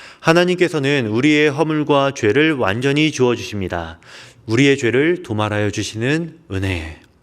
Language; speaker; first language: Korean; native; Korean